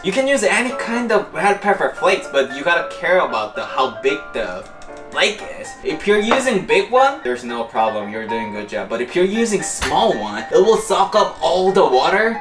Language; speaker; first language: English; non-native, fluent; Korean